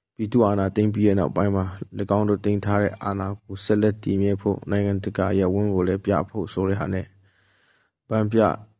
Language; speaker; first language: Burmese; non-native, local second language; Hakha Chin